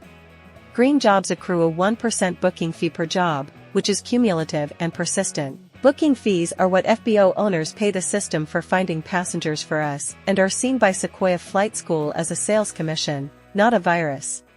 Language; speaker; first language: English; native; English